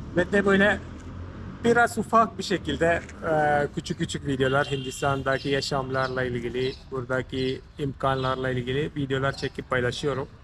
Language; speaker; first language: Turkish; non-native, fluent; Malayalam